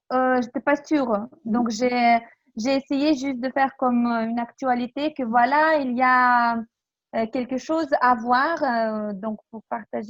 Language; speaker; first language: French; non-native, fluent; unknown